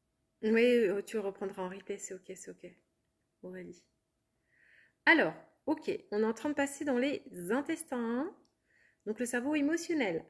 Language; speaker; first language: French; native; French